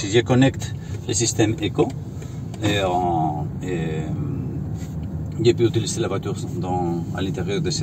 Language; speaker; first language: French; non-native, learner; Spanish